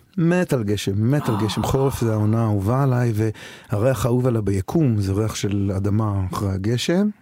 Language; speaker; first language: Hebrew; native; Hebrew